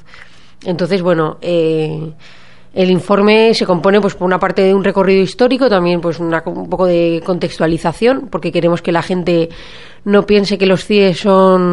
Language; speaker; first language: Spanish; native; Spanish